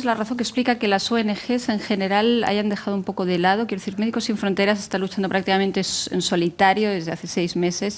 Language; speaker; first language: Spanish; native; Spanish